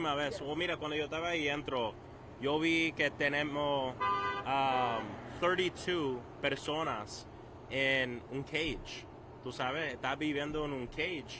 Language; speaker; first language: Spanish; non-native, learner; English